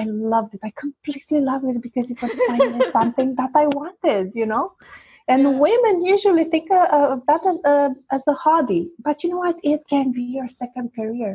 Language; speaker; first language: English; non-native, fluent; Romanian